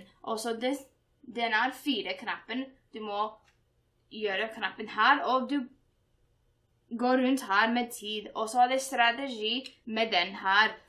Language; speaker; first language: Norwegian; non-native, learner; English